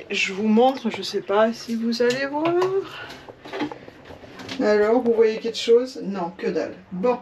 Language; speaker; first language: French; native; French